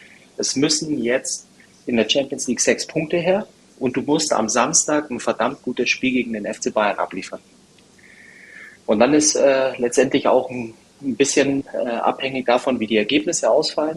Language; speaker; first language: German; native; German